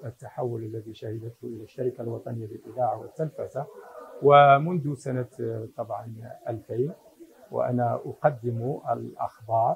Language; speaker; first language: Arabic; native; Arabic